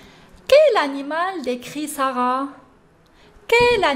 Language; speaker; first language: French; non-native, local second language; Arabic